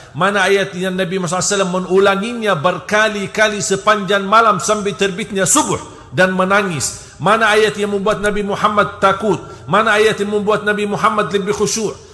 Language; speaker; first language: Malay; non-native, fluent; Arabic